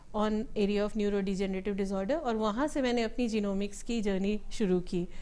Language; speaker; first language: Hindi; native; Hindi